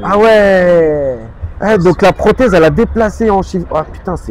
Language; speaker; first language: French; native; French